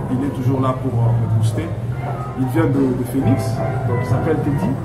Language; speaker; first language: French; non-native, local second language; Lingala